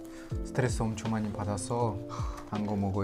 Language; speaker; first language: Korean; non-native, learner; Russian